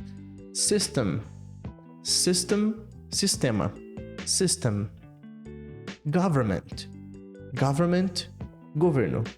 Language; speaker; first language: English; non-native, fluent; Portuguese